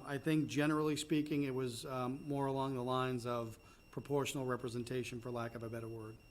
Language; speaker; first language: English; native; English